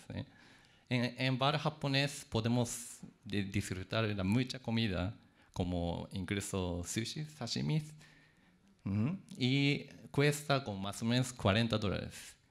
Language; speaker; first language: Spanish; non-native, fluent; Japanese